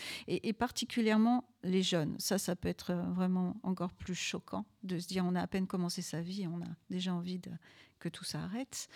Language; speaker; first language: French; native; French